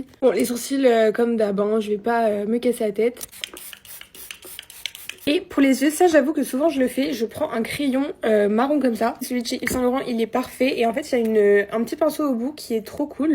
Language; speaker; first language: French; native; French